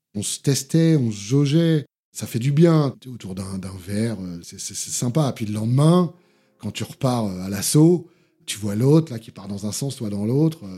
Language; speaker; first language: French; native; French